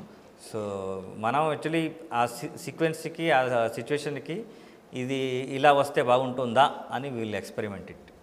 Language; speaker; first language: Telugu; non-native, learner; Kannada